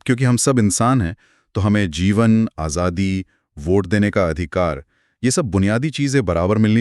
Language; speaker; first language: Hindi; native; Hindi